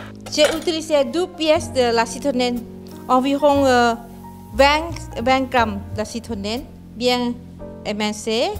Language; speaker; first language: French; non-native, fluent; Thai